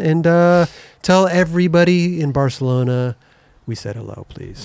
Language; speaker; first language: English; native; English